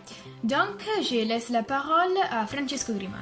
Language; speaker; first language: French; non-native, learner; Italian